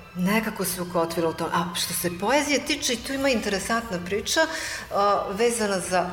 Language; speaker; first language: Serbian; non-native, local second language; Hungarian